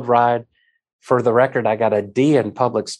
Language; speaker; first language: English; native; English